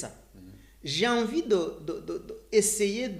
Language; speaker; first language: French; non-native, learner; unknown